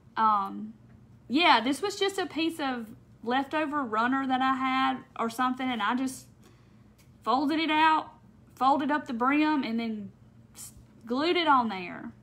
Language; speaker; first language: English; native; English